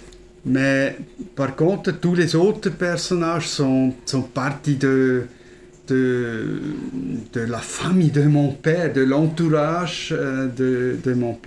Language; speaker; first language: French; non-native, fluent; German